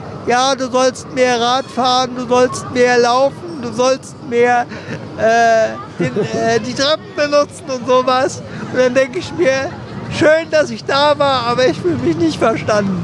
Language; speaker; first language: German; native; German